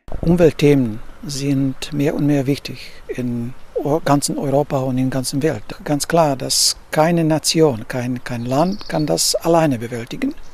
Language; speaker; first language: German; non-native, fluent; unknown